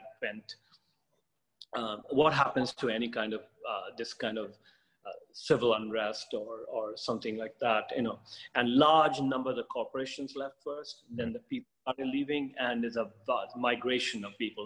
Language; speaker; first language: English; non-native, local second language; Bangla